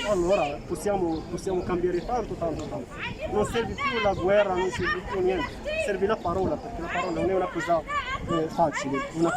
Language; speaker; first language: Italian; non-native, learner; Arabic